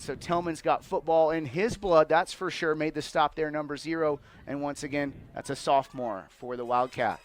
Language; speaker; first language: English; native; English